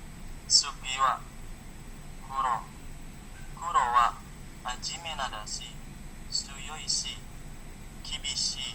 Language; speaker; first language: Japanese; non-native, learner; Indonesian